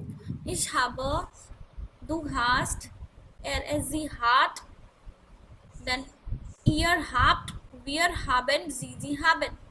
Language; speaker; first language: German; non-native, fluent; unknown